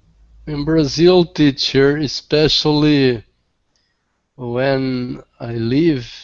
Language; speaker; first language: English; non-native, learner; Portuguese